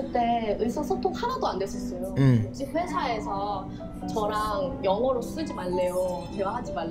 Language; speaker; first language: Korean; non-native, fluent; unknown